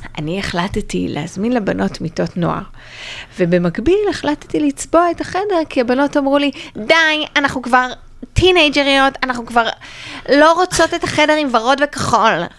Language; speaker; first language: Hebrew; native; Hebrew